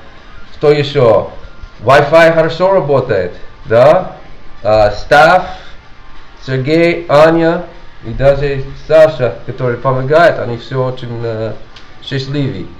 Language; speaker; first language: Russian; non-native, learner; English